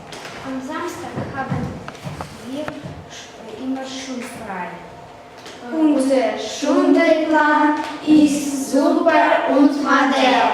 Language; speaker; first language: German; non-native, learner; Russian